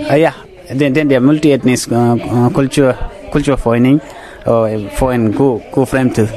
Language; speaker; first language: Danish; non-native, fluent; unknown